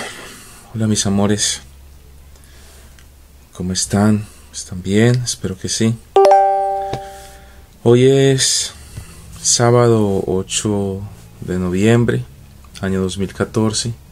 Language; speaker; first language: Spanish; native; Spanish